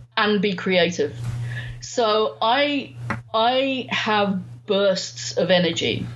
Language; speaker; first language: English; native; English